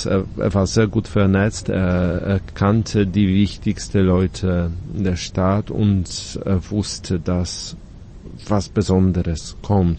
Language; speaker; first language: German; non-native, fluent; Polish